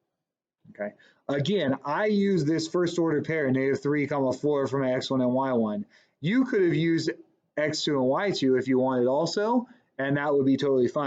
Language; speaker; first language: English; native; English